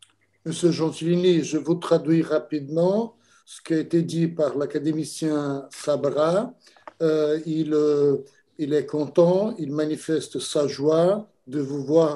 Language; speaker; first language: French; non-native, fluent; Portuguese